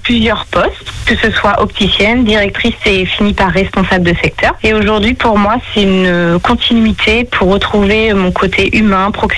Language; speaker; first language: French; native; French